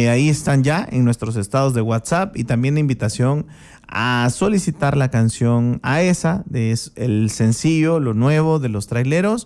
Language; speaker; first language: Spanish; native; Spanish